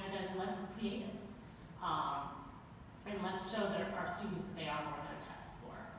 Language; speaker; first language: English; native; English